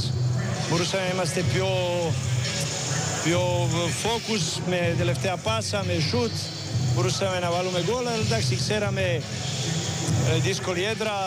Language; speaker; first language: Greek; non-native, learner; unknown